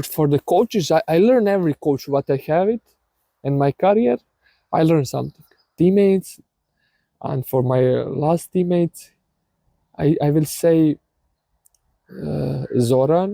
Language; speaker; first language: English; non-native, learner; Serbian